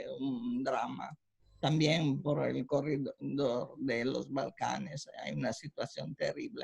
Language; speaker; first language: Spanish; non-native, fluent; Italian